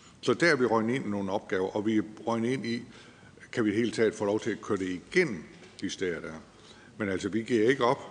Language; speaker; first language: Danish; native; Danish